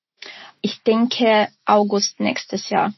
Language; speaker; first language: German; non-native, fluent; Ukrainian